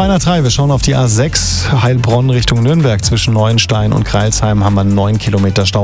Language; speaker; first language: German; native; German